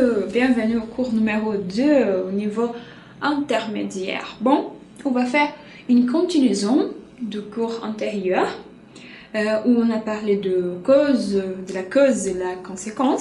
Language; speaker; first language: French; non-native, fluent; Portuguese